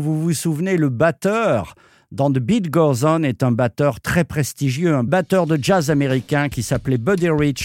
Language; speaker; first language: French; native; French